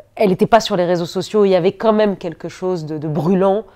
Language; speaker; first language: French; native; French